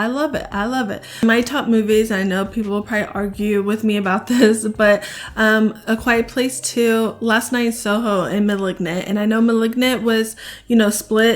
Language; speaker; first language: English; native; English